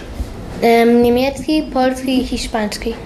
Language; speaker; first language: Polish; early bilingual, heritage; Polish